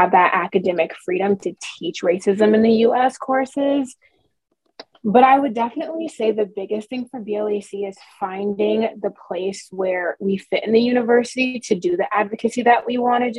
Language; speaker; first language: English; native; English